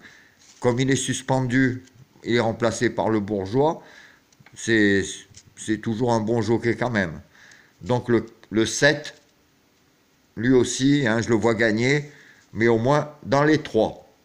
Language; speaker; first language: French; native; French